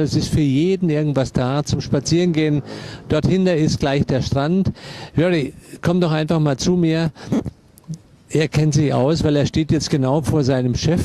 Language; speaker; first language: German; native; German